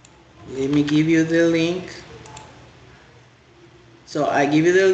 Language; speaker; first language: English; non-native, fluent; Spanish